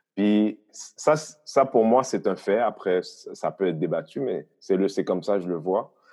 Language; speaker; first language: French; early bilingual, other home language; Haitian Creole